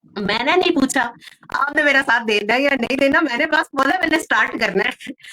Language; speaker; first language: Urdu; non-native, local second language; Punjabi